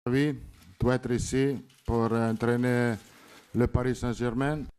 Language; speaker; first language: French; non-native, learner; Italian